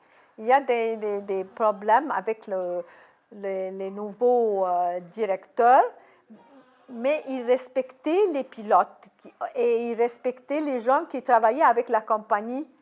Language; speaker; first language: French; non-native, fluent; Arabic